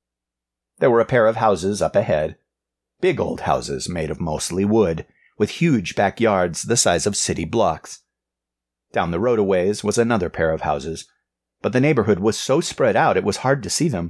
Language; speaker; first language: English; native; English